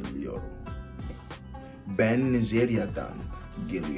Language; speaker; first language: Turkish; non-native, learner; English